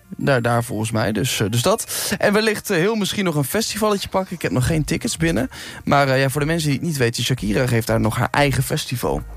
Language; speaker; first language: Dutch; native; Dutch